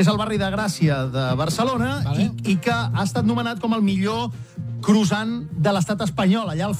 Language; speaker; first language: Catalan; native; Catalan